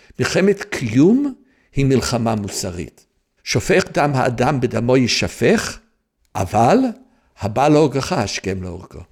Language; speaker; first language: Hebrew; non-native, fluent; English